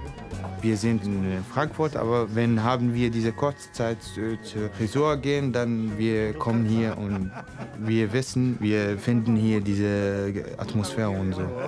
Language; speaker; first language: German; non-native, learner; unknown